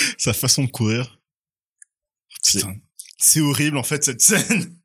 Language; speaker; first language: French; native; French